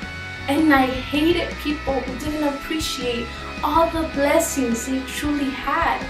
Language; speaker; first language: English; early bilingual, other home language; Spanish